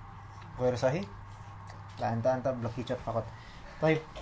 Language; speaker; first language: Arabic; non-native, fluent; Indonesian